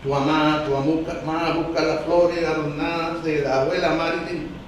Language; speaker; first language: Spanish; early bilingual, heritage; Spanish